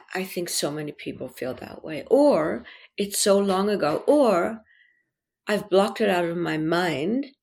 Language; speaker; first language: English; early bilingual, other home language; French